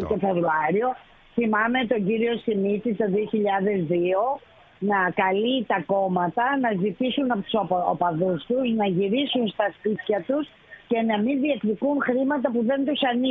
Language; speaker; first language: Greek; native; Greek